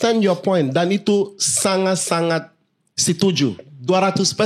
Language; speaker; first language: Indonesian; non-native, fluent; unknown